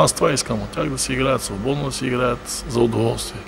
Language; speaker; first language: Bulgarian; native; Bulgarian